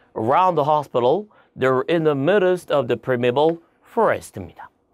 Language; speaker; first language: English; non-native, fluent; Korean